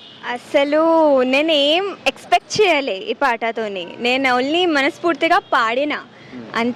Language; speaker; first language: Telugu; non-native, local second language; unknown